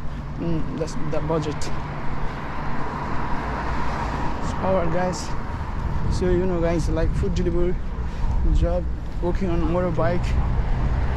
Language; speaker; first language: English; non-native, learner; Nepali